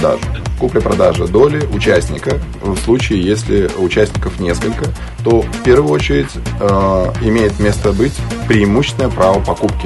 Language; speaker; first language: Russian; native; Russian